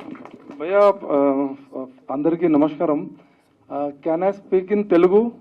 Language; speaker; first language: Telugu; early bilingual, heritage; Telugu